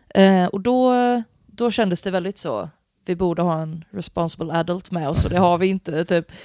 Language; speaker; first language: Swedish; native; Swedish